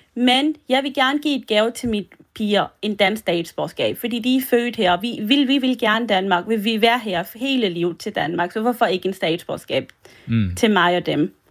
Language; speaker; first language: Danish; early bilingual, other home language; French